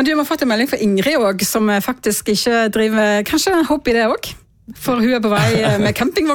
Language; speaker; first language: Norwegian; native; Norwegian